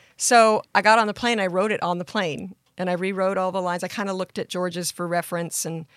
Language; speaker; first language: English; native; English